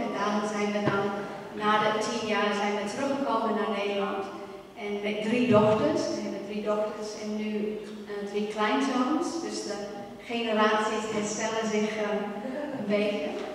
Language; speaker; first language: Dutch; non-native, fluent; English